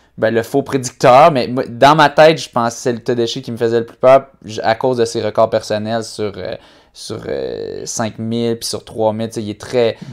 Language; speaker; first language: French; native; French